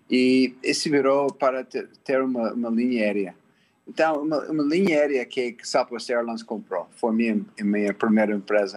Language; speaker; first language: Portuguese; non-native, fluent; English